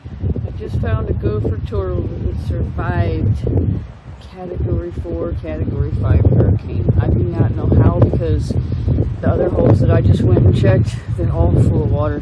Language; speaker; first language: English; native; English